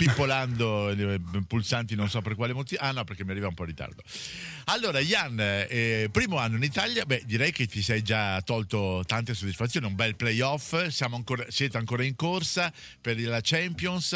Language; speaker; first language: Italian; native; Italian